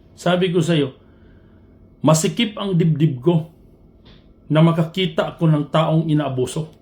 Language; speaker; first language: Filipino; non-native, local second language; Cebuano